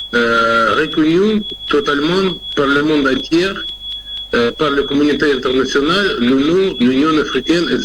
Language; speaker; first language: French; non-native, fluent; Russian